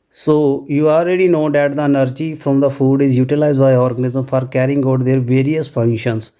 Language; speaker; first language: English; non-native, local second language; Punjabi